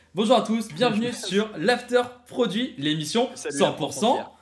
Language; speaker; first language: French; native; French